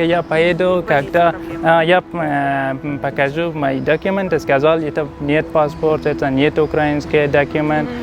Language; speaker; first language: Russian; non-native, learner; Persian